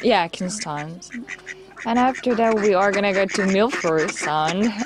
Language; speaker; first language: English; non-native, learner; Korean